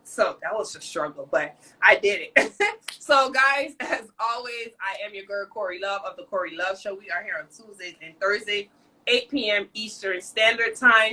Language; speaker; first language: English; native; English